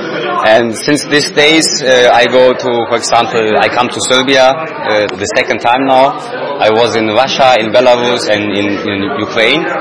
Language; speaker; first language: English; non-native, learner; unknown